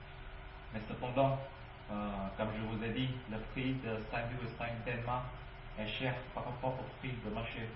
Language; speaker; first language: French; non-native, learner; Vietnamese